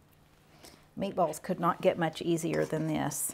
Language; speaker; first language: English; native; English